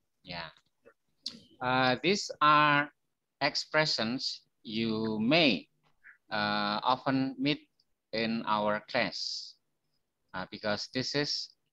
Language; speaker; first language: English; non-native, fluent; Indonesian